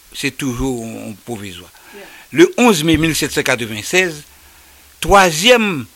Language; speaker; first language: French; native; French